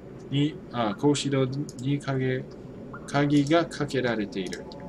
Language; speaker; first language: Japanese; non-native, fluent; English